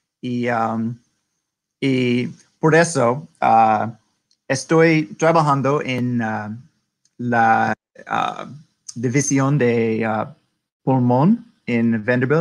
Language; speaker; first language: Spanish; non-native, learner; English